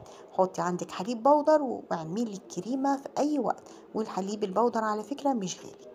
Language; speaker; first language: Arabic; native; Arabic